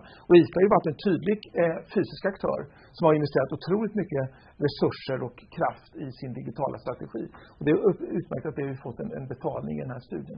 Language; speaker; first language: Swedish; native; Swedish